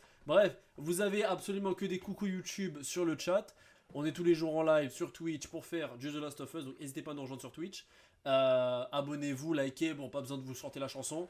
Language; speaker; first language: French; native; French